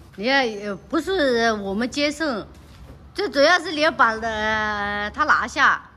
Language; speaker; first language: Chinese; native; Chinese